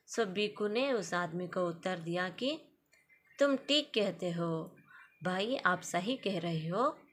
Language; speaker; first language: Hindi; non-native, local second language; Kannada